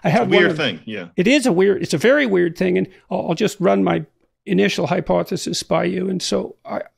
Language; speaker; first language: English; native; English